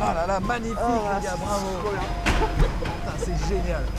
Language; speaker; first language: French; native; French